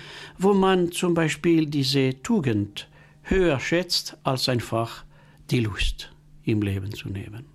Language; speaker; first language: German; non-native, local second language; French